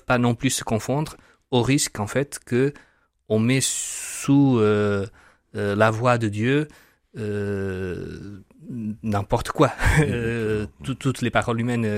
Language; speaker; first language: French; non-native, fluent; Portuguese